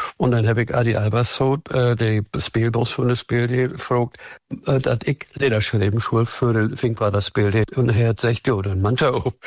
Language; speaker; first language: German; native; German